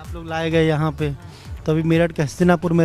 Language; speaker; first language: Hindi; native; Hindi